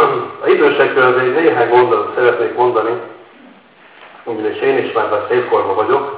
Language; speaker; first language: Hungarian; native; Hungarian